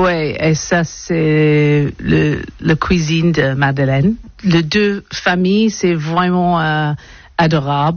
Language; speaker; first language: French; non-native, learner; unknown